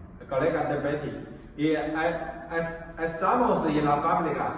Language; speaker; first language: Spanish; non-native, learner; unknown